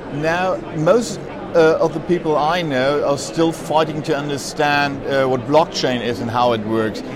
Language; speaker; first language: English; non-native, fluent; German